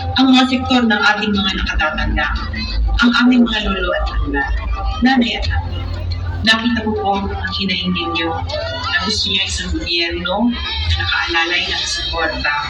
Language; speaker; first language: Filipino; native; Filipino